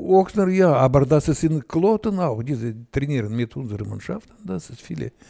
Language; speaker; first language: German; non-native, learner; Russian